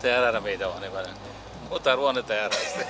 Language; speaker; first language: Persian; native; Persian